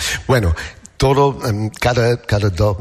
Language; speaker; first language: Spanish; non-native, learner; English